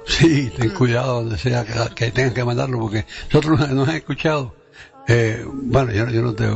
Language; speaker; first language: Spanish; native; Spanish